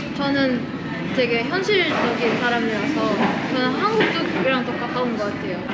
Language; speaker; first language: Korean; non-native, fluent; Indonesian